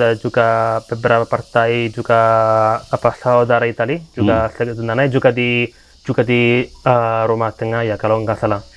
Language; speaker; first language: Indonesian; non-native, fluent; Italian